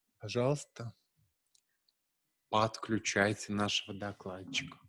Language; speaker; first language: Russian; native; Russian